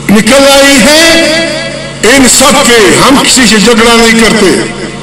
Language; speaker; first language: Urdu; non-native, local second language; Pashto